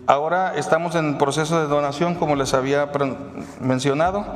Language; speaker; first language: Spanish; native; Spanish